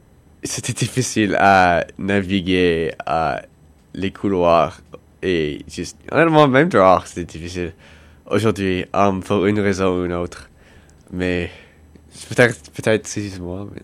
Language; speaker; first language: French; non-native, local second language; English